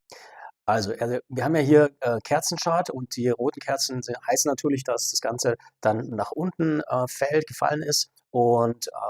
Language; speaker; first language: German; native; German